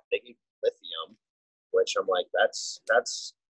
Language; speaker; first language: English; native; English